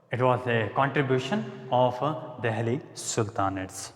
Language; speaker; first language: English; non-native, local second language; Kannada